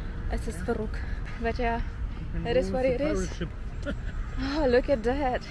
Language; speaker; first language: English; non-native, learner; Indonesian